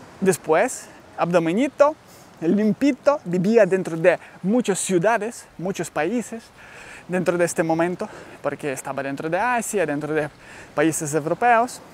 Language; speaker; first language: Spanish; non-native, learner; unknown